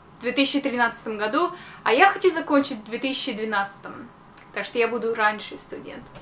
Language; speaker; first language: Russian; early bilingual, heritage; Russian